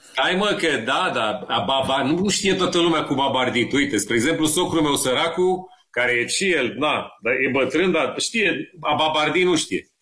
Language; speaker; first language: Romanian; native; Romanian